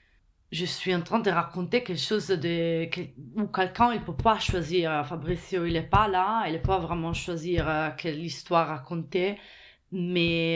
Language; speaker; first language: French; non-native, fluent; Italian